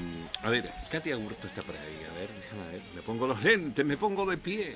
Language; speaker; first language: Spanish; native; Spanish